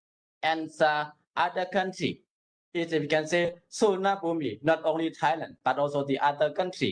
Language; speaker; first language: English; non-native, learner; Burmese